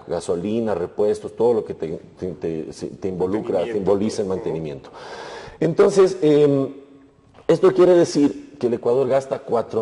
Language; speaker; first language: Spanish; native; Spanish